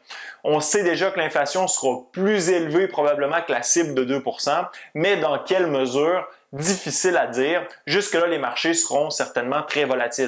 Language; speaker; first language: French; native; French